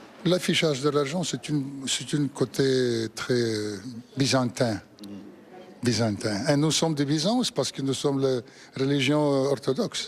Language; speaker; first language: French; non-native, fluent; Russian